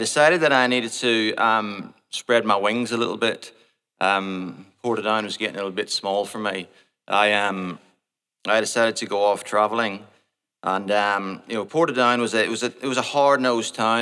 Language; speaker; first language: English; native; English